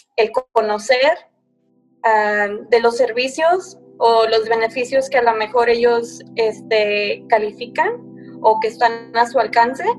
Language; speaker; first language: Spanish; early bilingual, heritage; Spanish